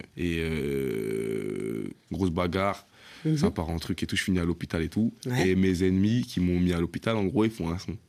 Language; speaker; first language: French; native; French